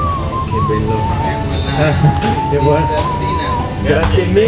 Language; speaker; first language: Italian; non-native, learner; French